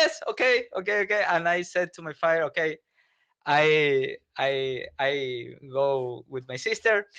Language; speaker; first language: English; non-native, learner; Spanish